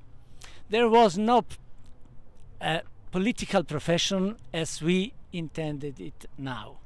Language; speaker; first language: English; non-native, fluent; Italian